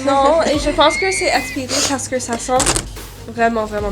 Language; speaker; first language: French; non-native, local second language; English